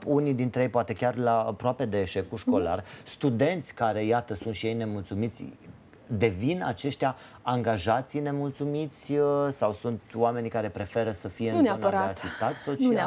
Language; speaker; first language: Romanian; native; Romanian